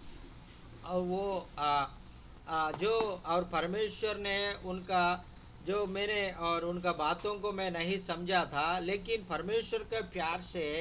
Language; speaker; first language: Hindi; non-native, local second language; Telugu